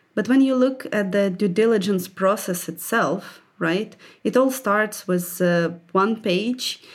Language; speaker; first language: English; non-native, fluent; Ukrainian